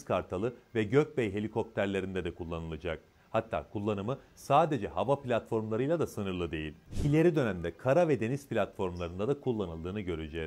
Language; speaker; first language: Turkish; native; Turkish